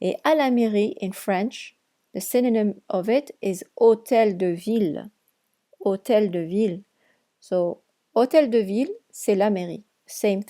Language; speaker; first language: French; non-native, fluent; English